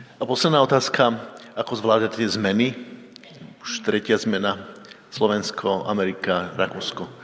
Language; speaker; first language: Slovak; native; Slovak